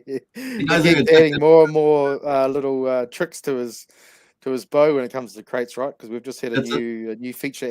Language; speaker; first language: English; native; English